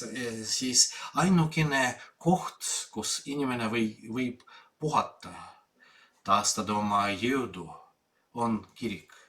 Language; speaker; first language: Estonian; non-native, fluent; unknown